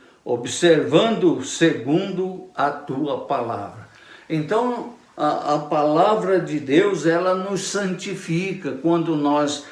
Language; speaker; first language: Portuguese; native; Portuguese